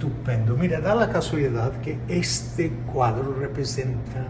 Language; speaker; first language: Spanish; non-native, fluent; English